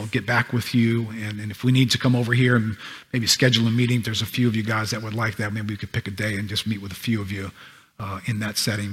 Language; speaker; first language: English; native; English